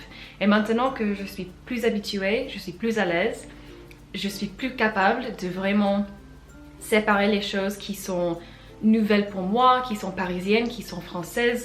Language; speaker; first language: French; non-native, fluent; English